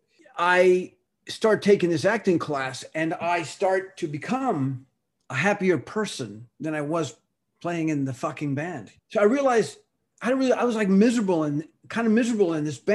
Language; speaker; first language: English; early bilingual, other home language; Spanish